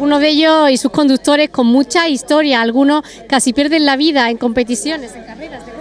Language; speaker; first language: Spanish; native; Spanish